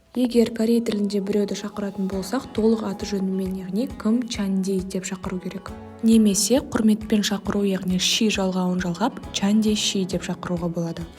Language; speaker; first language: Kazakh; native; Kazakh